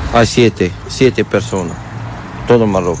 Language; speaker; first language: Spanish; non-native, learner; Arabic